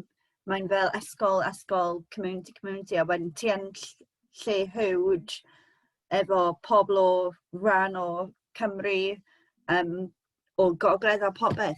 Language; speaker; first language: Welsh; non-native, local second language; English